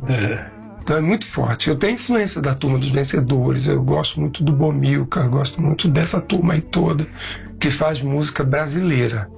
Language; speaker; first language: Portuguese; native; Portuguese